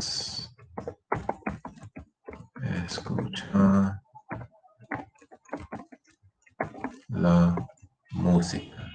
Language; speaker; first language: Spanish; non-native, fluent; English